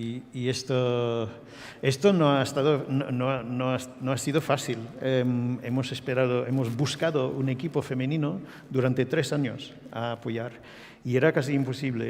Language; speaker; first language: Spanish; non-native, fluent; English